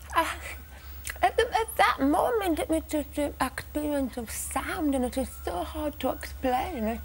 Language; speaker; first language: English; native; English